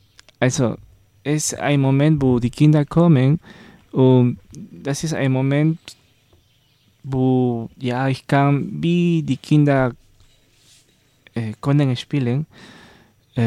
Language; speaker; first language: German; non-native, learner; Spanish